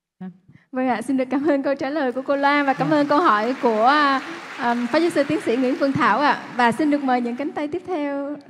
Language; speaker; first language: Vietnamese; native; Vietnamese